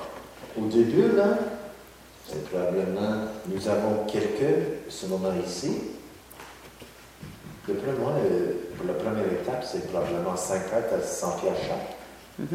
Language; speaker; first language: French; non-native, local second language; English